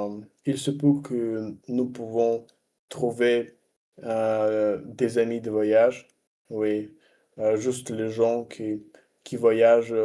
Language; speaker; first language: French; non-native, learner; Russian